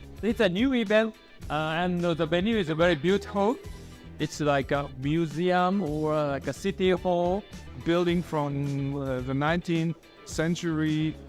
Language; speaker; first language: English; non-native, fluent; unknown